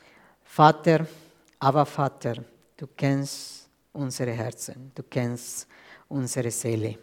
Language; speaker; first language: German; non-native, fluent; Spanish